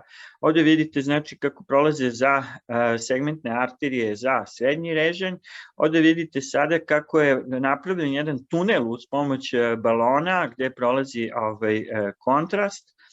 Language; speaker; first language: Serbian; native; Serbian